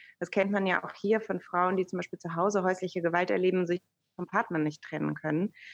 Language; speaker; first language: German; early bilingual, other home language; Persian